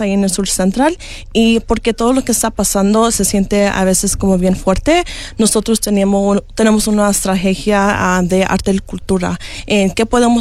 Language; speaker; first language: Spanish; early bilingual, heritage; Spanish